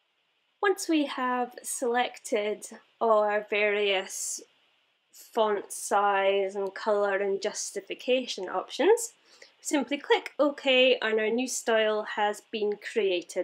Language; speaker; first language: English; native; English